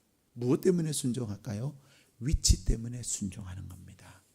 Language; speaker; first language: Korean; native; Korean